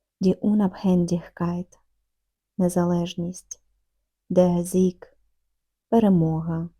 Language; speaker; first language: German; non-native, fluent; Ukrainian